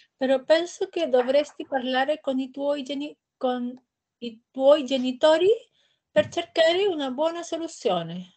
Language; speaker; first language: Italian; non-native, learner; Spanish